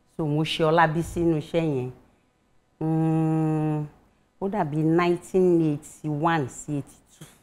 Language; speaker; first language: Yoruba; native; Yoruba